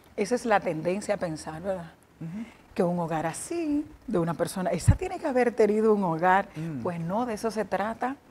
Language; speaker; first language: Spanish; native; Spanish